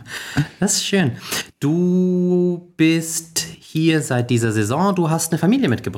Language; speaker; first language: German; native; German